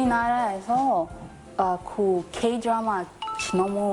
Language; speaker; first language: Korean; non-native, learner; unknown